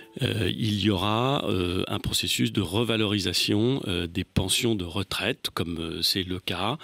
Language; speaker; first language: French; native; French